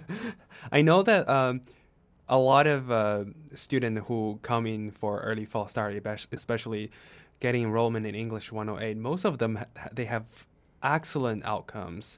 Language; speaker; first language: English; non-native, fluent; Chinese